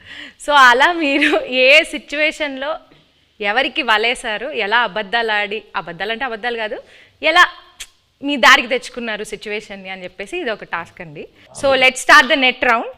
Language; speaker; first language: Telugu; native; Telugu